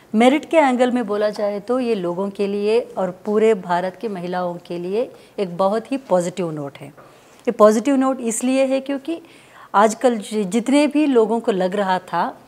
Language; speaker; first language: Hindi; non-native, local second language; Kannada